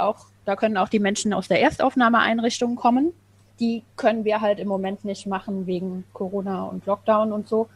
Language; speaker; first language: German; native; German